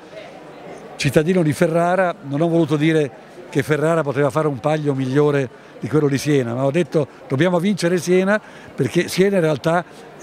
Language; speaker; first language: Italian; native; Italian